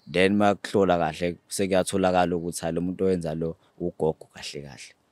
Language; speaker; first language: Zulu; native; Zulu